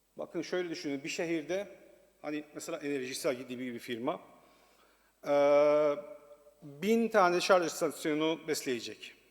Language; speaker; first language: Turkish; non-native, learner; Persian